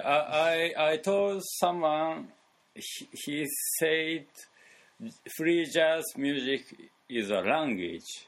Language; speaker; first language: English; non-native, learner; Japanese